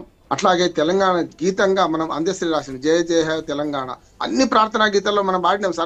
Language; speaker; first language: Telugu; native; Telugu